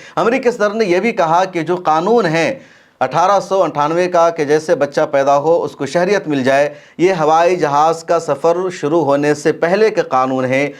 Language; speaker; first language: Urdu; native; Urdu